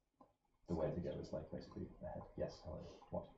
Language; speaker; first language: English; native; English